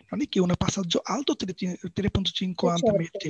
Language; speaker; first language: Italian; non-native, learner; Bangla